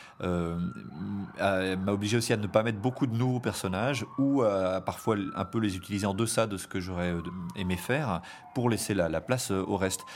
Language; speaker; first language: French; native; French